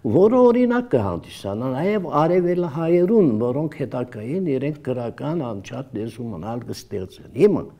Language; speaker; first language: Armenian; early bilingual, heritage; Armenian